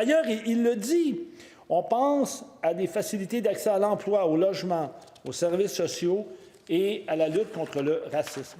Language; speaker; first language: French; native; French